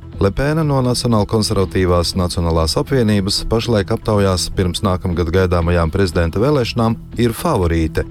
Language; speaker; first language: Latvian; native; Latvian